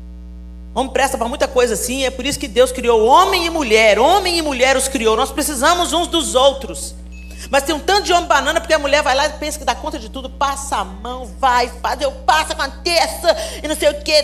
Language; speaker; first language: Portuguese; native; Portuguese